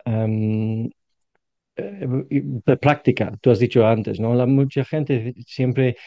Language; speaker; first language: Spanish; non-native, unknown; English